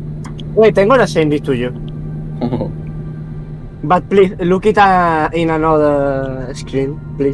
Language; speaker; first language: English; non-native, learner; Spanish